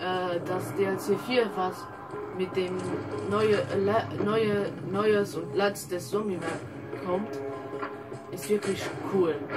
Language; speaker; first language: German; non-native, learner; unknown